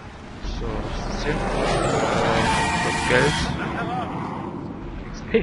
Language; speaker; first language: German; native; German